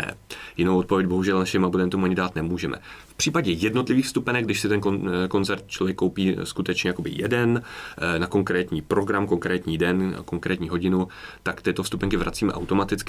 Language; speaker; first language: Czech; native; Czech